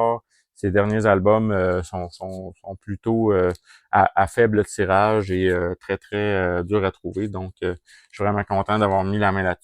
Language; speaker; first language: French; native; French